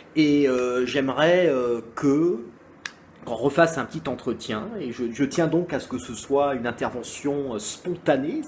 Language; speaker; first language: French; native; French